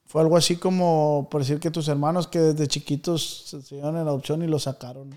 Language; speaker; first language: Spanish; native; Spanish